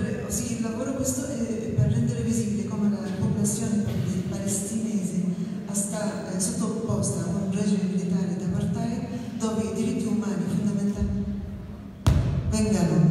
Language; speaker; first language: Italian; non-native, fluent; Arabic